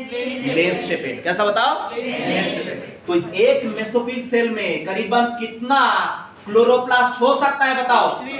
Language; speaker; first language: Hindi; non-native, local second language; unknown